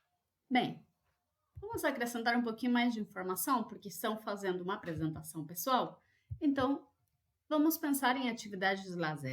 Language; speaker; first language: Portuguese; non-native, fluent; Spanish